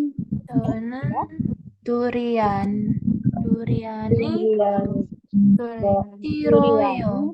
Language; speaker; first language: Korean; non-native, learner; Indonesian